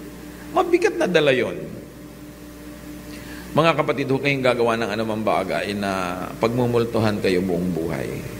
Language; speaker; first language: Filipino; native; Filipino